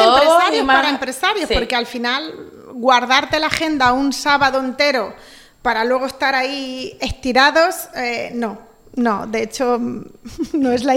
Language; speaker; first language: Spanish; native; Spanish